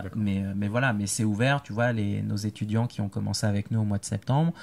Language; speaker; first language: French; native; French